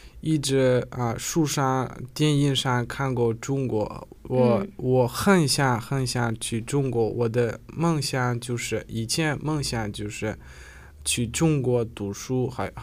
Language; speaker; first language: Chinese; non-native, learner; Uzbek